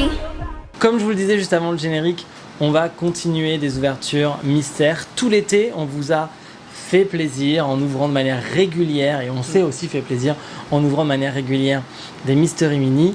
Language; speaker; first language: French; native; French